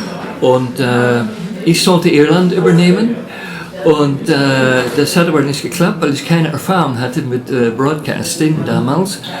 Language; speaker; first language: German; non-native, fluent; English